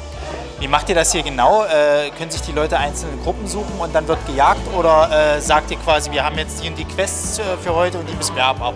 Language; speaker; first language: German; native; German